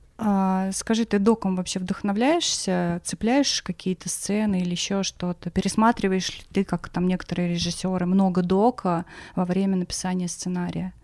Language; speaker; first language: Russian; native; Russian